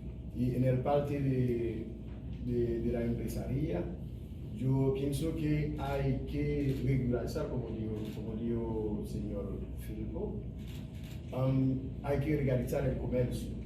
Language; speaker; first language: Spanish; non-native, fluent; Haitian Creole